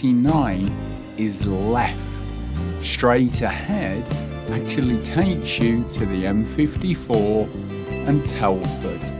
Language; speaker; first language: English; native; English